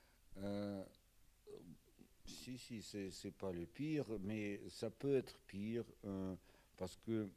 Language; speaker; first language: French; non-native, fluent; Russian